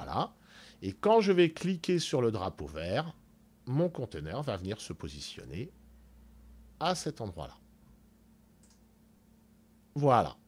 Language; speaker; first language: French; native; French